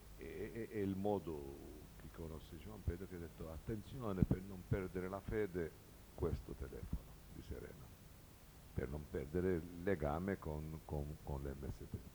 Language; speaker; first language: Italian; non-native, learner; Portuguese